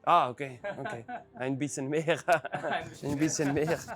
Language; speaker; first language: German; non-native, fluent; French